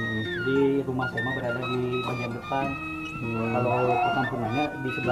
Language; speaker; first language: Indonesian; non-native, local second language; Sundanese